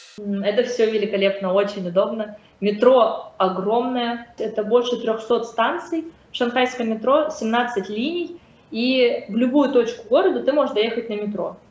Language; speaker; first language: Russian; native; Russian